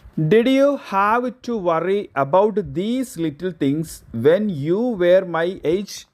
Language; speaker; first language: English; non-native, local second language; Malayalam